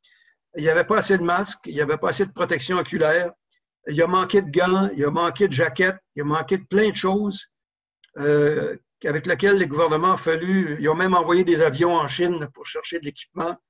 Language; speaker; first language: French; native; French